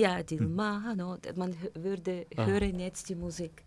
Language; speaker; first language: German; non-native, fluent; Bulgarian